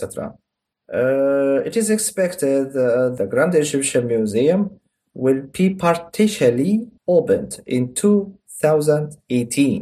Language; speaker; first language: English; non-native, learner; Arabic